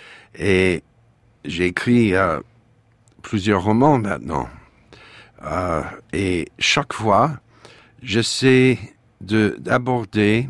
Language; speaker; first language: French; non-native, fluent; English